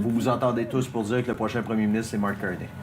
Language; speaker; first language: French; native; French